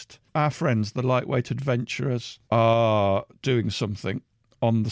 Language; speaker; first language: English; native; English